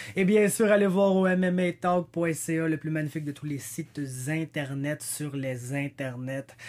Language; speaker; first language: French; native; French